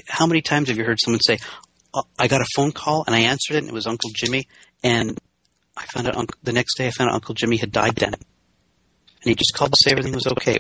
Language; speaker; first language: English; native; English